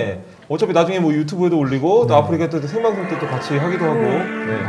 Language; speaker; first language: Korean; native; Korean